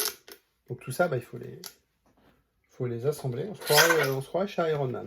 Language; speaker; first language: French; native; French